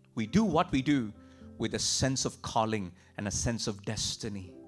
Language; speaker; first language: English; non-native, local second language; Tamil